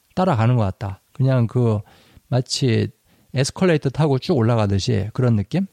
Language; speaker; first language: Korean; native; Korean